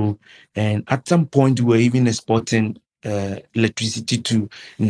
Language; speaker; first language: English; non-native, local second language; Akan